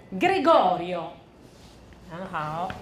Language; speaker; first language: Italian; non-native, fluent; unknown